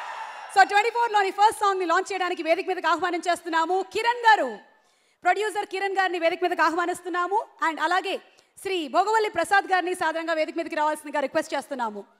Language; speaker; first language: Telugu; native; Telugu